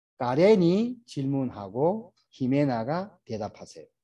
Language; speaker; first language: Korean; native; Korean